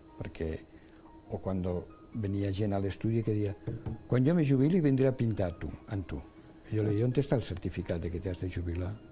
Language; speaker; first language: Catalan; non-native, local second language; Spanish